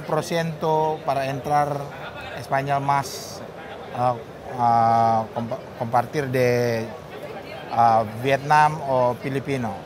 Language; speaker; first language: Spanish; non-native, learner; Indonesian